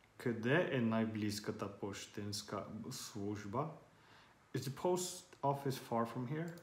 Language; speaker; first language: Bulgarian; non-native, learner; Finnish